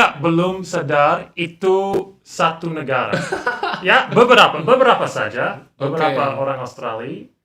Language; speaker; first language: Indonesian; non-native, learner; English